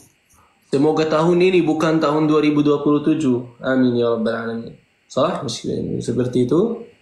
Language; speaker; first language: Indonesian; non-native, fluent; Arabic